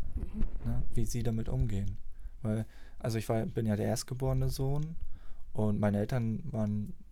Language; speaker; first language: German; native; German